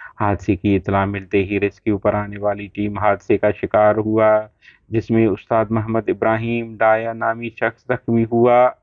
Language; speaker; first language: Urdu; non-native, local second language; Baluchi